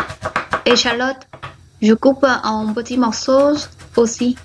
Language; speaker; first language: French; non-native, learner; Vietnamese